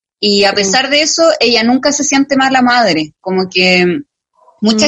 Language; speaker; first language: Spanish; native; Spanish